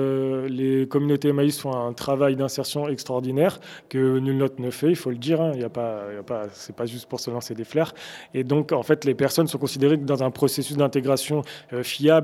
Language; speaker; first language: French; native; French